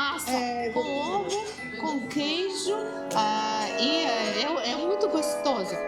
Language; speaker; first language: Portuguese; non-native, fluent; Russian